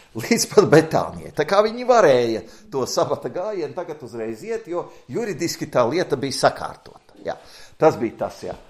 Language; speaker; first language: Latvian; native; Latvian